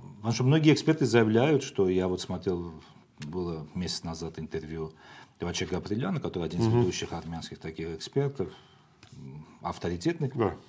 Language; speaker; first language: Russian; non-native, local second language; Armenian